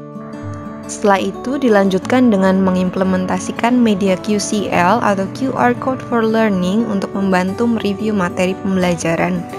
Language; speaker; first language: Indonesian; native; Indonesian